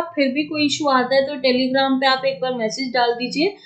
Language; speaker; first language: Hindi; native; Hindi